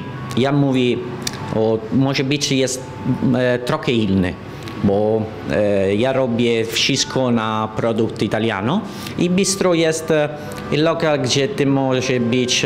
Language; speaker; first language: Polish; non-native, learner; Italian